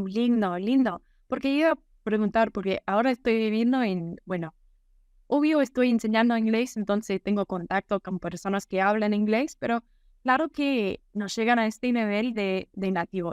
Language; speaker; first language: Spanish; non-native, fluent; English